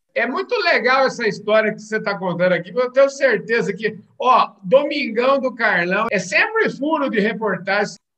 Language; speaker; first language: Portuguese; native; Portuguese